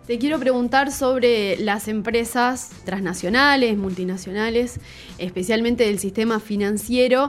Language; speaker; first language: Spanish; native; Spanish